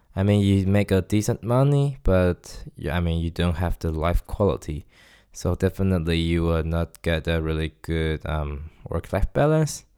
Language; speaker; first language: English; non-native, fluent; Chinese